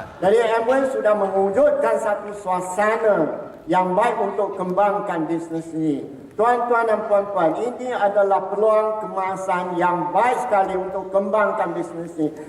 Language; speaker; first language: Malay; non-native, local second language; Min Nan Chinese